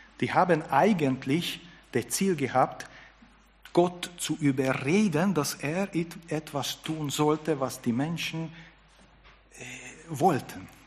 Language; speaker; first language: German; non-native, fluent; Hungarian